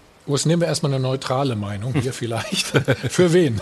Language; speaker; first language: German; native; German